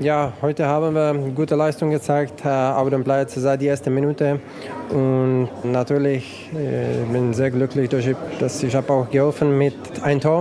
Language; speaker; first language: German; non-native, learner; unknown